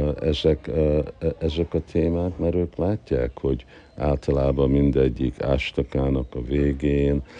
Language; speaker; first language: Hungarian; early bilingual, heritage; Hungarian